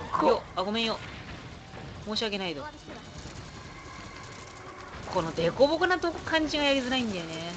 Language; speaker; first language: Japanese; native; Japanese